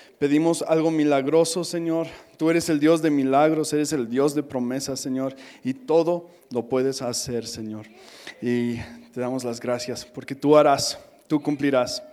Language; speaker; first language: Spanish; non-native, fluent; English